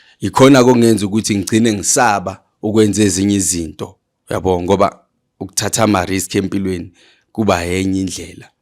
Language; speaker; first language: Zulu; native; Zulu